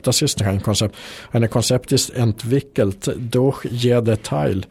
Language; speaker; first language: German; non-native, fluent; Swedish